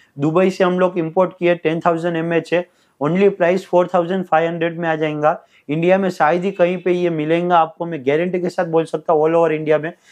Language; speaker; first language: Hindi; non-native, local second language; Telugu